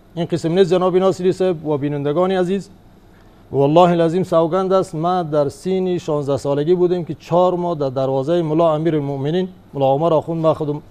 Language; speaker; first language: Persian; native; Persian